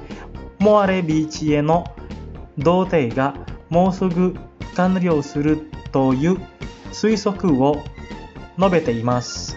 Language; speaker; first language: Japanese; non-native, fluent; Indonesian